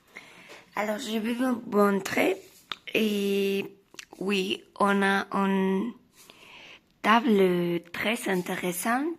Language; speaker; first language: French; non-native, learner; Spanish